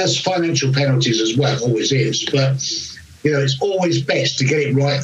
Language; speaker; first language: English; native; English